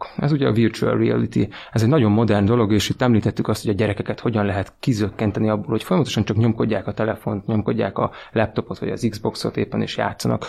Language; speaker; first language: Hungarian; native; Hungarian